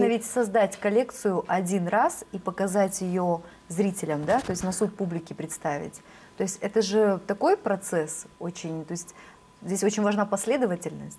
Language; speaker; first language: Russian; native; Russian